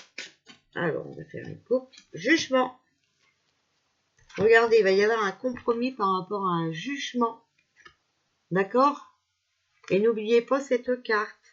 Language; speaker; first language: French; native; French